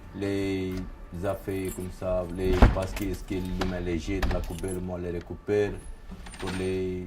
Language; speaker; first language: French; non-native, learner; Romanian